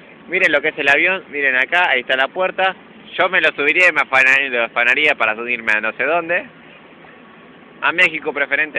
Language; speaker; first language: Spanish; native; Spanish